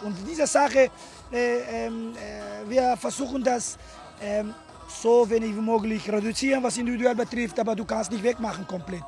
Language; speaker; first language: German; non-native, fluent; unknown